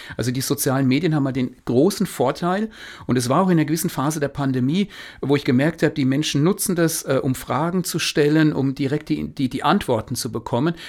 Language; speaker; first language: German; native; German